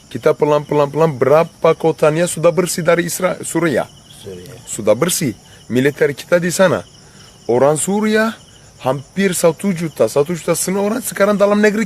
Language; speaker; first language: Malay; non-native, learner; Turkish